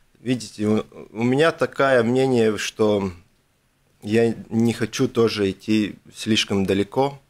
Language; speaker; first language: Russian; non-native, local second language; Latvian